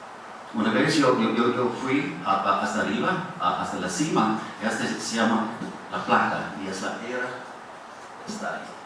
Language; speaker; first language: Spanish; non-native, fluent; English